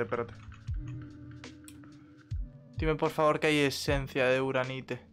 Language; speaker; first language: Spanish; native; Spanish